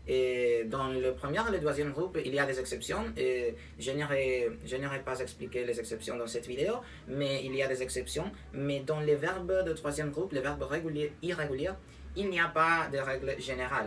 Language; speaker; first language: French; non-native, learner; Spanish